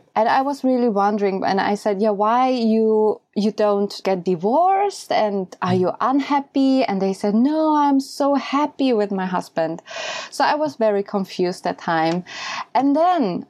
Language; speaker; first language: English; non-native, fluent; German